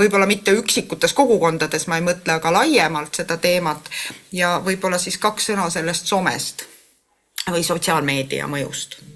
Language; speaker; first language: Estonian; native; Estonian